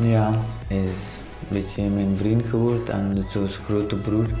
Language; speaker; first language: Dutch; early bilingual, other home language; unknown